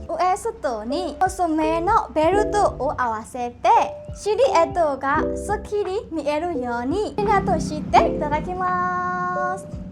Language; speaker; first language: Japanese; non-native, learner; Burmese